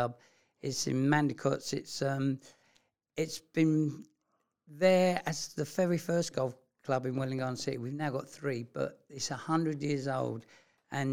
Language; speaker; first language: English; native; English